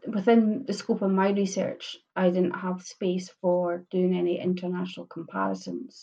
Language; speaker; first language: English; native; English